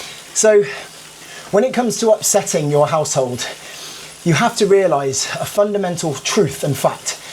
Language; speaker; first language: English; native; English